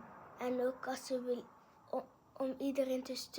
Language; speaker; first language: Dutch; early bilingual, other home language; French